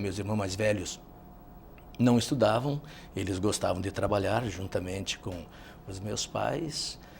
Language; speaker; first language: Portuguese; native; Portuguese